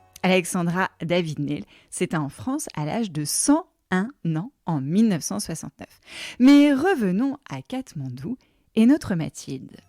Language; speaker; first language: French; native; French